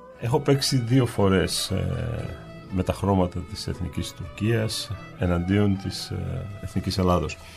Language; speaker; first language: Greek; native; Greek